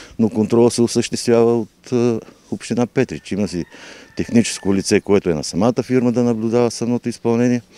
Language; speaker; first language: Bulgarian; native; Bulgarian